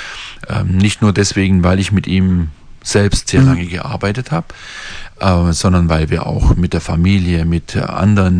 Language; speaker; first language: German; native; German